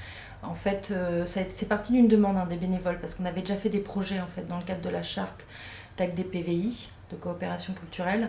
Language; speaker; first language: French; native; French